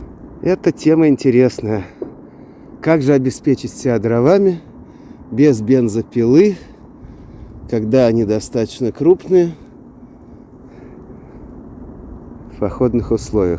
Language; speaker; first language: Russian; native; Russian